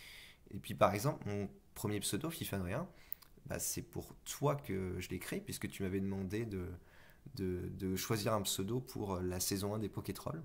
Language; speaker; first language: French; native; French